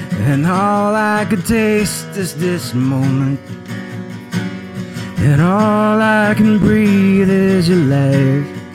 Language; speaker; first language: English; non-native, local second language; Filipino